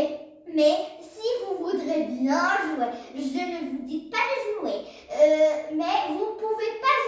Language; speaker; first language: French; non-native, learner; Arabic